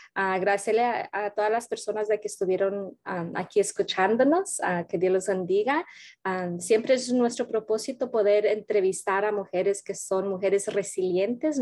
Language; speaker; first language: Spanish; early bilingual, heritage; Spanish